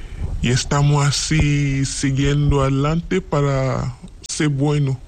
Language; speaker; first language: Spanish; non-native, learner; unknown